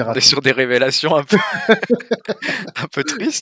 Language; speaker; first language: French; native; French